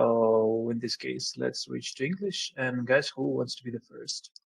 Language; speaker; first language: English; non-native, fluent; Russian